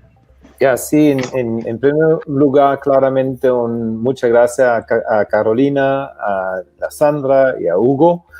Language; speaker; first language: Spanish; non-native, fluent; German